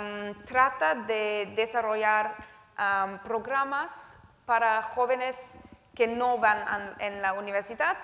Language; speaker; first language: Spanish; non-native, fluent; German